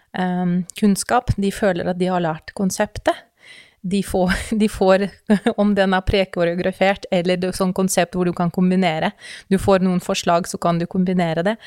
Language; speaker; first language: Norwegian; non-native, fluent; Russian